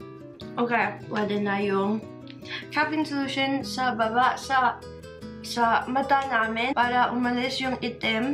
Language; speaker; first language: Filipino; non-native, learner; English